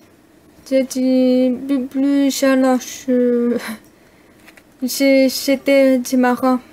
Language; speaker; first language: French; non-native, learner; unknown